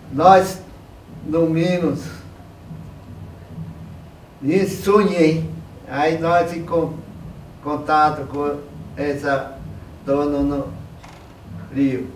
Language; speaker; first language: Portuguese; non-native, local second language; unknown